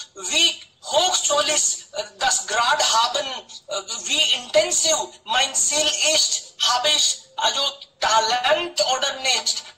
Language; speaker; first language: German; non-native, fluent; Hindi